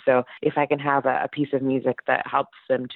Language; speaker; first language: English; native; English